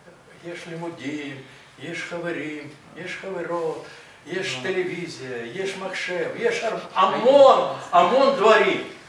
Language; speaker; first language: Hebrew; non-native, fluent; Russian